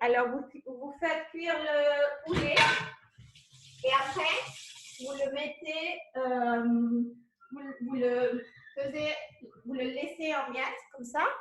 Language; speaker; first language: French; non-native, fluent; Spanish